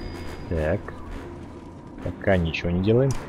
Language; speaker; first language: Russian; native; Russian